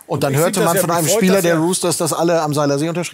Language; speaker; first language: German; native; German